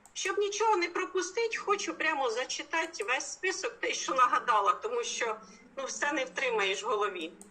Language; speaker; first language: Ukrainian; native; Ukrainian